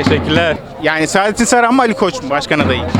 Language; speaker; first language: Turkish; native; Turkish